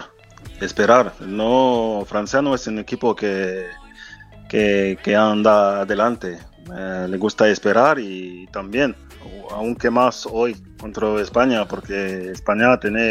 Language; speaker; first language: Spanish; non-native, fluent; French